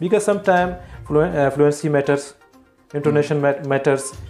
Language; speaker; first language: English; non-native, local second language; Baluchi